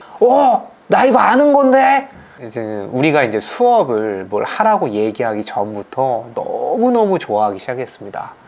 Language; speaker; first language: Korean; native; Korean